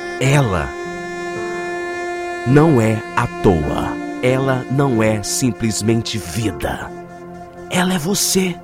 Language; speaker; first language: Portuguese; native; Portuguese